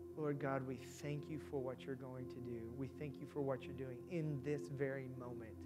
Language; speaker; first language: English; native; English